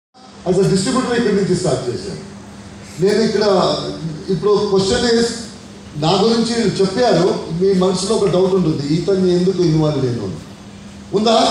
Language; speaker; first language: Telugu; non-native, fluent; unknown